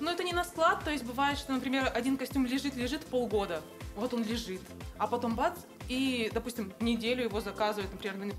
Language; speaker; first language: Russian; native; Russian